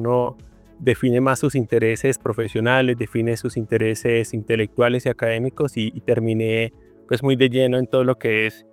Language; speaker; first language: Spanish; native; Spanish